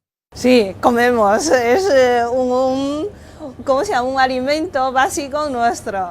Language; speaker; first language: Spanish; non-native, learner; Chinese